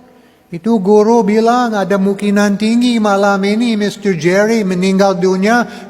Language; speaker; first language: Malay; non-native, learner; English